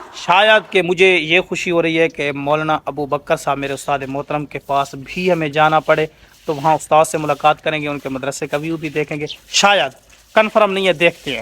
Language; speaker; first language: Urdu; non-native, local second language; Saraiki